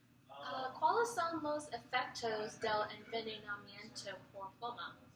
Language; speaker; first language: Spanish; non-native, learner; English